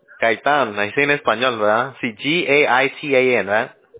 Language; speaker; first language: Spanish; early bilingual, heritage; Spanish